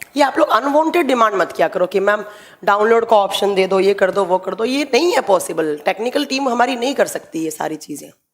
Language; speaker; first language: Hindi; native; Hindi